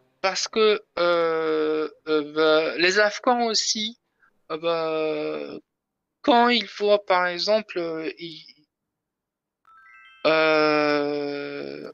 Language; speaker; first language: French; non-native, learner; Persian